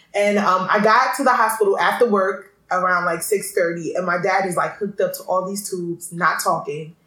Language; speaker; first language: English; early bilingual, other home language; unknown